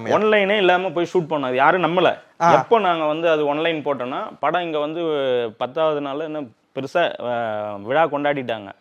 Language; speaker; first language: Tamil; native; Tamil